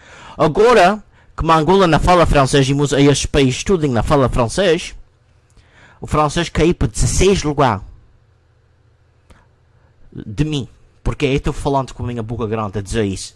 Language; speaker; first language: Portuguese; non-native, learner; English